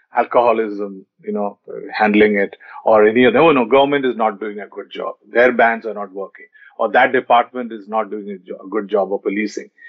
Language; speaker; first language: English; non-native, local second language; Malayalam